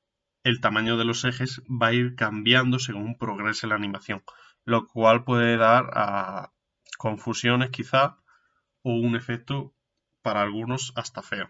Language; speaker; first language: Spanish; native; Spanish